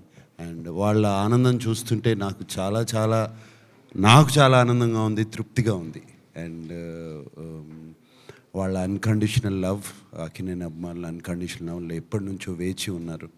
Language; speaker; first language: Telugu; native; Telugu